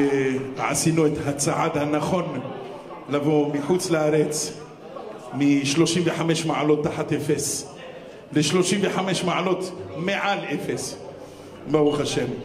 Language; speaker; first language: Hebrew; non-native, fluent; French